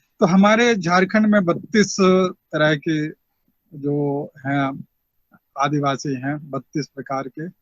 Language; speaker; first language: Hindi; non-native, local second language; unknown